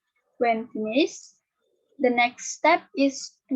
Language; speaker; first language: English; non-native, learner; Indonesian